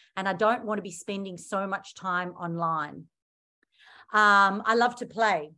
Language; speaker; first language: English; native; English